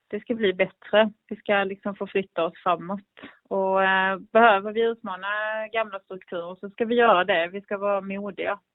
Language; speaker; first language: Swedish; native; Swedish